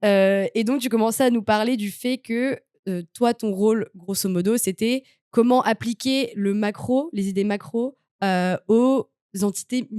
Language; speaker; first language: French; native; French